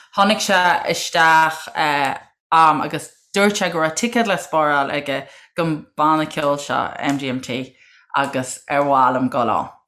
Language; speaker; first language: Irish; native; Irish